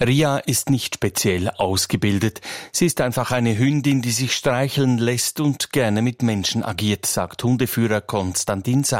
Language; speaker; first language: German; native; German